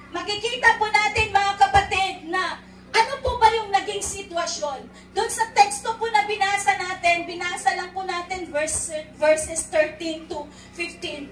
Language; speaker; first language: Filipino; non-native, local second language; Cebuano